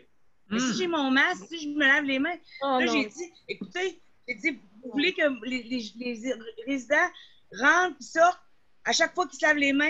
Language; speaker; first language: French; native; French